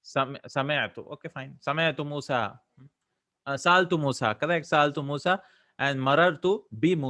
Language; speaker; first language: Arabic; non-native, fluent; English